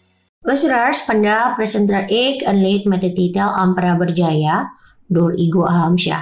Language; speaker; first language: Dutch; non-native, learner; Indonesian